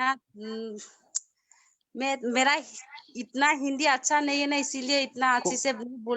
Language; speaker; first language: Hindi; non-native, local second language; Assamese